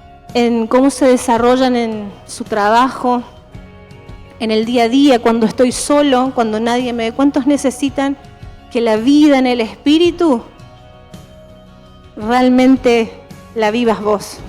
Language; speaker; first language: Spanish; native; Spanish